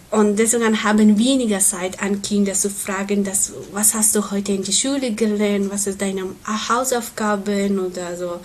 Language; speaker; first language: German; non-native, learner; Persian